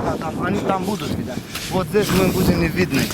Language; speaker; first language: Russian; non-native, local second language; Armenian